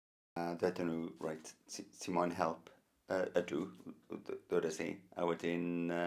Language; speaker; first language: Welsh; non-native, learner; English